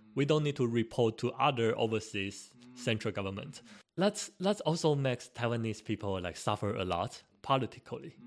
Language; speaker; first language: English; non-native, learner; Chinese